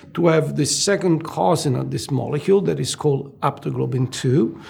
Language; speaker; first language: English; non-native, fluent; Italian